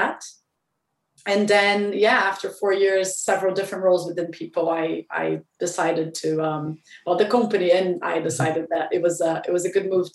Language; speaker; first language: English; non-native, fluent; Portuguese